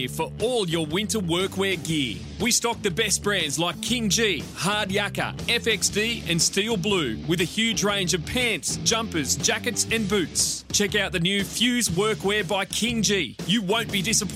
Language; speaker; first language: English; native; English